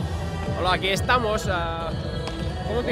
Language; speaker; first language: Spanish; non-native, learner; Finnish